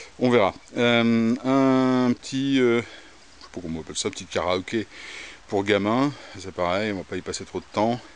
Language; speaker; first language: French; native; French